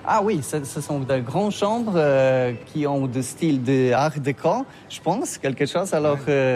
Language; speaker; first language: French; non-native, learner; Polish